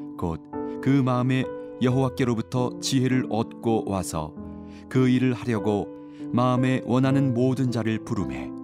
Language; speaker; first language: Korean; native; Korean